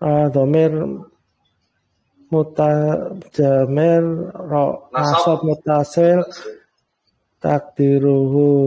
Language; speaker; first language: Arabic; non-native, learner; Indonesian